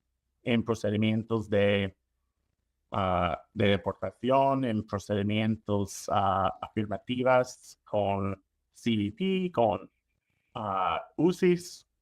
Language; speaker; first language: Spanish; non-native, fluent; English